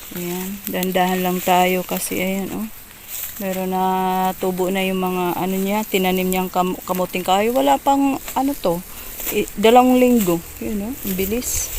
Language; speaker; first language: Filipino; native; Filipino